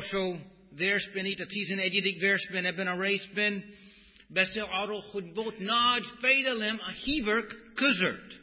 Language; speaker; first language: Hungarian; non-native, fluent; English